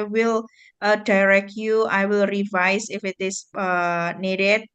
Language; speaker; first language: English; non-native, fluent; Indonesian